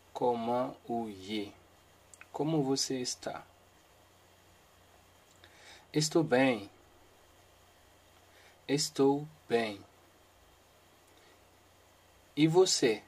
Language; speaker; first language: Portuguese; non-native, learner; Haitian Creole